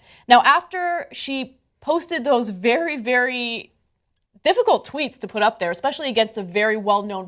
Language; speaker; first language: English; native; English